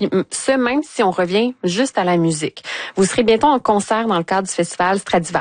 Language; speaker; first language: French; native; French